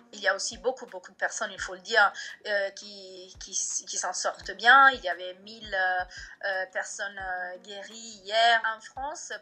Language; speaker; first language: French; non-native, fluent; Italian